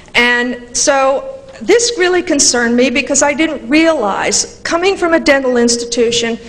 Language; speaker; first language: English; native; English